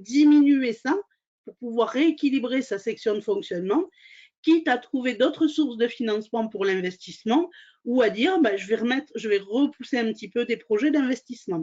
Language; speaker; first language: French; native; French